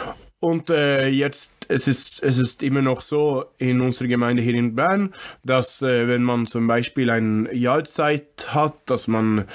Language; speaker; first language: German; non-native, fluent; English